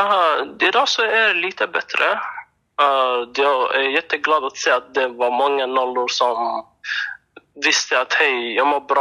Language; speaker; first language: Swedish; non-native, fluent; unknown